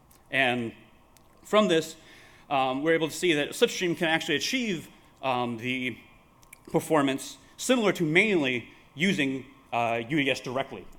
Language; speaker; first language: English; native; English